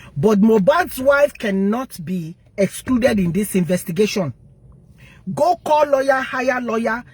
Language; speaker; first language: English; non-native, local second language; Yoruba